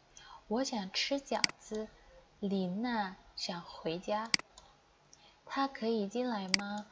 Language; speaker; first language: Chinese; non-native, fluent; Indonesian